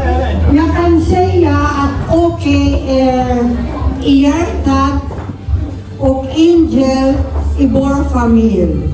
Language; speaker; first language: Swedish; non-native, learner; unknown